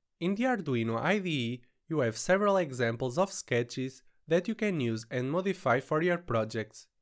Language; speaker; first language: English; non-native, fluent; Portuguese